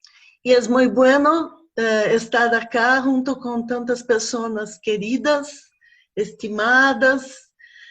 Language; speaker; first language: Spanish; non-native, fluent; Portuguese